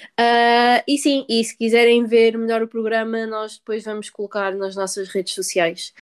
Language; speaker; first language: Portuguese; early bilingual, heritage; Portuguese